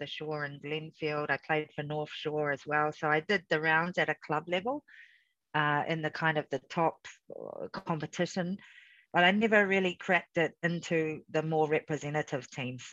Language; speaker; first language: English; native; English